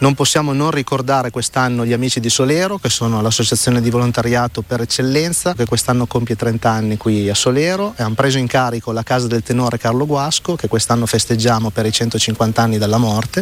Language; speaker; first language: Italian; native; Italian